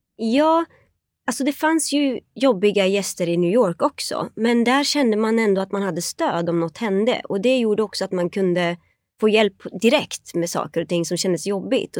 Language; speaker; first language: Swedish; early bilingual, other home language; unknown